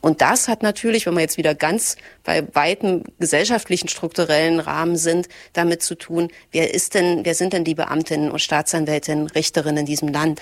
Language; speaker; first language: German; native; German